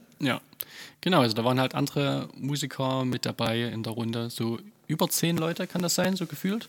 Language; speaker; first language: German; native; German